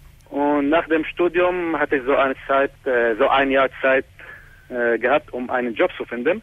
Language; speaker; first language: German; non-native, fluent; Arabic